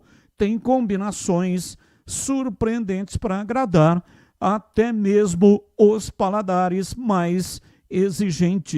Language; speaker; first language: Portuguese; native; Portuguese